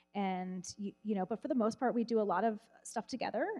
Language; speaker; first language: English; native; English